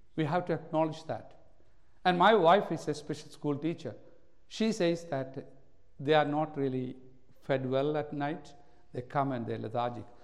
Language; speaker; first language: English; non-native, local second language; Malayalam